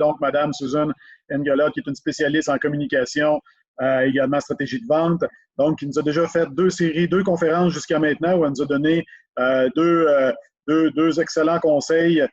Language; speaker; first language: French; native; French